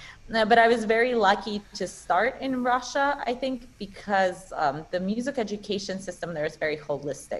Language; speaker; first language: English; non-native, fluent; Russian